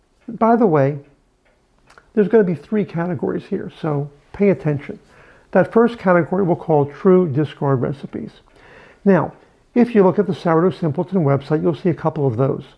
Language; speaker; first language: English; native; English